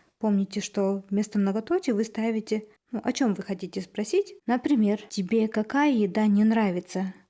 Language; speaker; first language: Russian; non-native, local second language; Kazakh